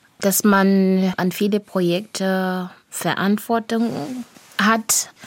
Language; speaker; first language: German; non-native, fluent; Shona